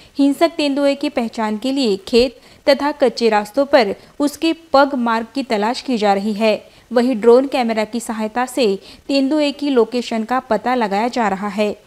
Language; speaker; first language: Hindi; non-native, local second language; Marathi